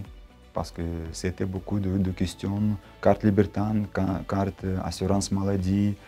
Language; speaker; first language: French; non-native, learner; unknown